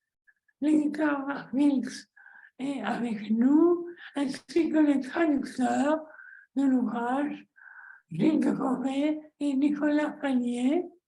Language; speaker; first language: French; non-native, fluent; Greek